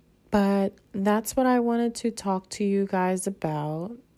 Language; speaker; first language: English; early bilingual, other home language; Spanish